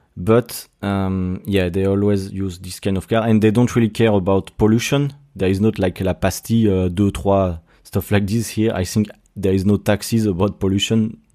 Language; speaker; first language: English; non-native, fluent; French